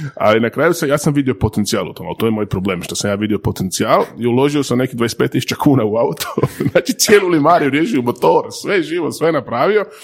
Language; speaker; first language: Croatian; native; Croatian